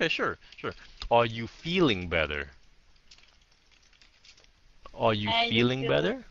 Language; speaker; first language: English; early bilingual, heritage; Vietnamese